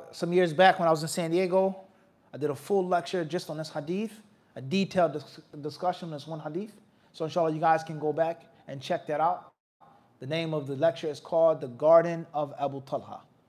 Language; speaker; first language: English; native; English